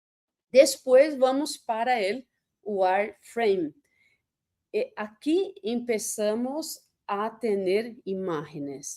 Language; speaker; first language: Spanish; non-native, fluent; Portuguese